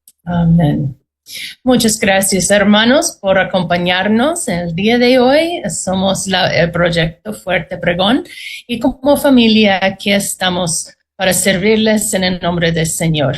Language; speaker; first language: Spanish; non-native, fluent; English